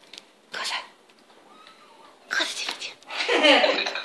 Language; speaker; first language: Italian; native; Italian